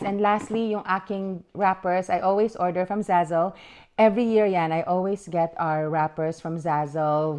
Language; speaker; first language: English; non-native, local second language; Filipino